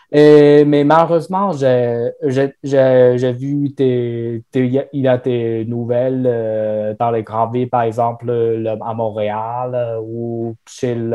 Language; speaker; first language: French; non-native, fluent; Chinese